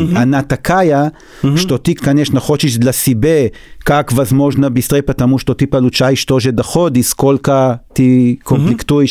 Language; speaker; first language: Russian; non-native, learner; Hebrew